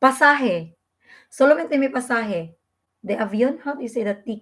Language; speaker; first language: Spanish; non-native, learner; Filipino